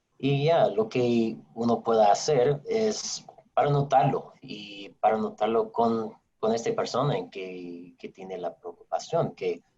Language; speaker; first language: Spanish; non-native, fluent; English